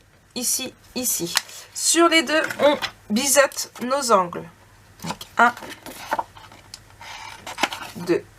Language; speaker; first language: French; native; French